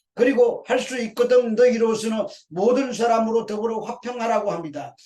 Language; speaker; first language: Korean; native; Korean